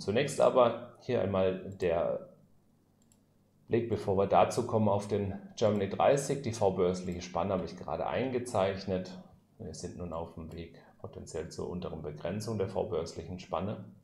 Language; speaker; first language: German; native; German